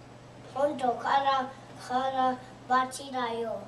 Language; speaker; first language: Japanese; early bilingual, heritage; Japanese